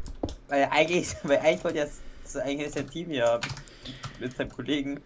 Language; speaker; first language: German; native; German